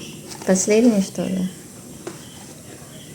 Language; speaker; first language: Russian; non-native, learner; Filipino